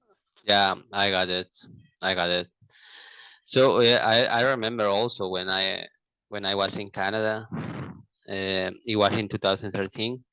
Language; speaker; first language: English; non-native, learner; Portuguese